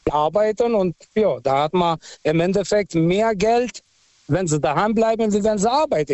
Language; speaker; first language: German; non-native, fluent; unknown